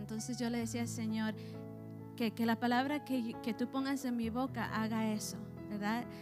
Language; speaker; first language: Spanish; early bilingual, heritage; Spanish